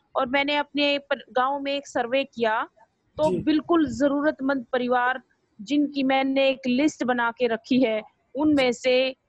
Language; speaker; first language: Hindi; native; Hindi